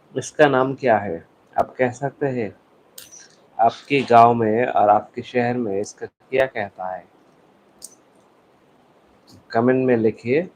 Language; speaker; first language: Hindi; non-native, learner; Bangla